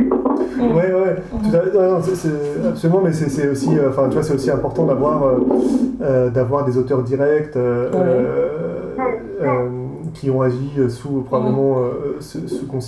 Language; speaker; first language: French; native; French